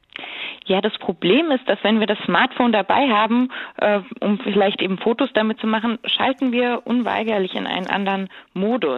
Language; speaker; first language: German; native; German